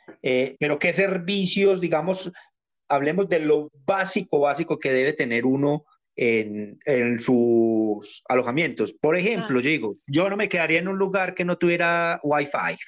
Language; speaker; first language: Spanish; native; Spanish